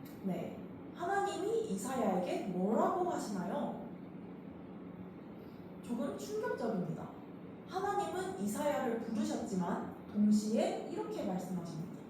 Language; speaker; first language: Korean; native; Korean